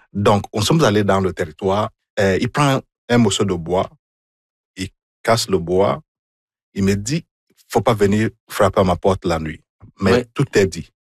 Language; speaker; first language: French; non-native, fluent; Igbo